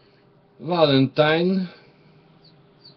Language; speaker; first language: English; non-native, learner; Russian